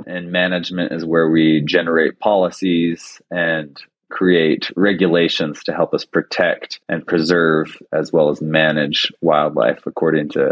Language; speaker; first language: English; native; English